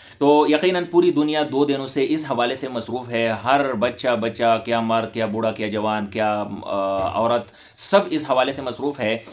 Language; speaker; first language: Urdu; non-native, local second language; Pashto